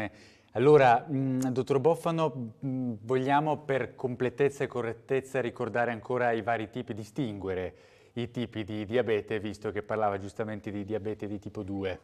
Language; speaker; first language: Italian; native; Italian